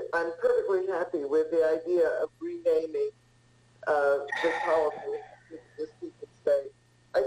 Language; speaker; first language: English; early bilingual, other home language; Italian